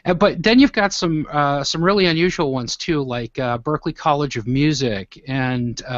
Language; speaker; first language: English; native; English